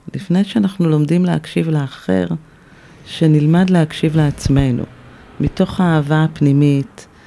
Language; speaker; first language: Hebrew; native; Hebrew